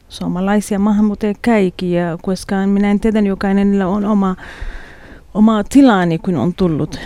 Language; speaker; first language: Finnish; non-native, learner; Arabic